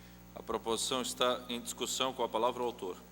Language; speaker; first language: Portuguese; native; Portuguese